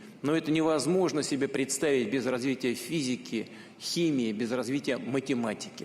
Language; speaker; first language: Russian; native; Russian